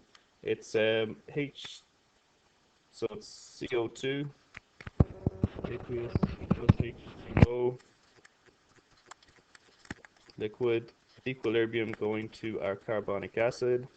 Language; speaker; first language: English; native; English